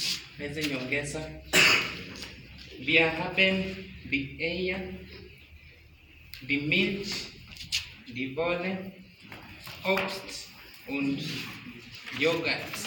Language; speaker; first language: German; non-native, learner; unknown